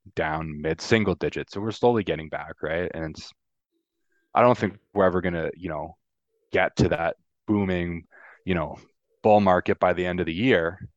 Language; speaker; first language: English; native; English